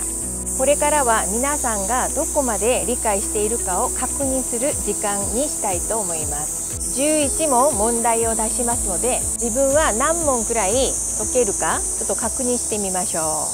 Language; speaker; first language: Japanese; non-native, fluent; Korean